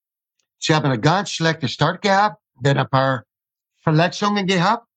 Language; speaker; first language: German; non-native, fluent; English